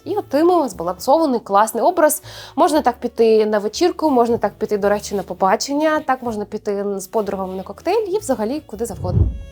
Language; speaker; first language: Ukrainian; native; Ukrainian